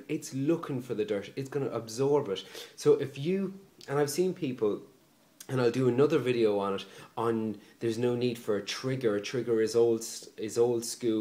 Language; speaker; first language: English; native; English